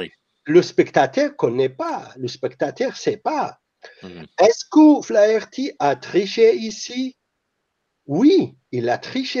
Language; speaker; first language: French; non-native, fluent; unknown